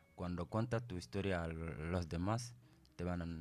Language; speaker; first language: Spanish; non-native, fluent; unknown